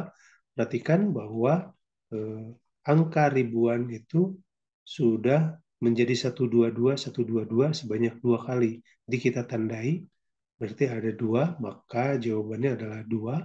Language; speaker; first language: Indonesian; native; Indonesian